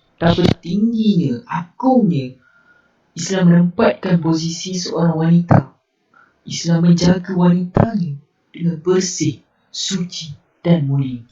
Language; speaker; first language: Malay; native; Malay